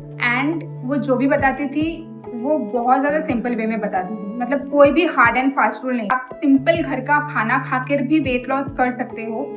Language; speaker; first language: Hindi; non-native, local second language; Bangla